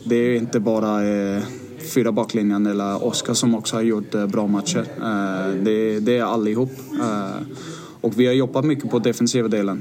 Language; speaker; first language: Swedish; non-native, fluent; Danish